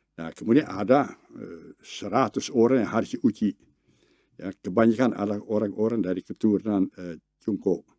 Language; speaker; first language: Indonesian; non-native, fluent; Dutch